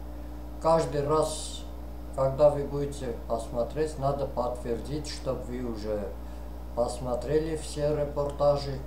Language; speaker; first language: Russian; non-native, fluent; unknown